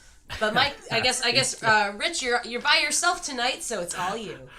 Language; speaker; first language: English; native; English